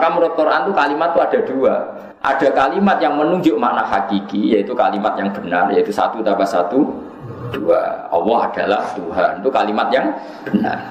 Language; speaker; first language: Indonesian; non-native, local second language; Javanese